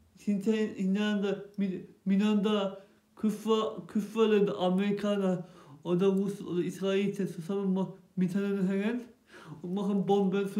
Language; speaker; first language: German; non-native, local second language; Turkish